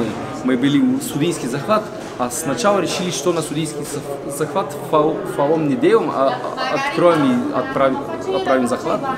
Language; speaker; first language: Russian; non-native, learner; Bulgarian